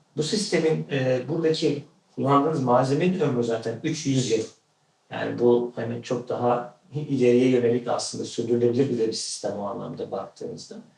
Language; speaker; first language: Turkish; native; Turkish